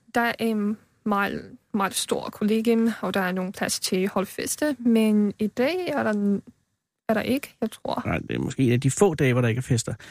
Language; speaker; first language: Danish; non-native, fluent; Chinese